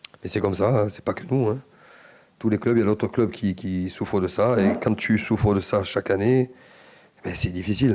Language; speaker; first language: French; native; French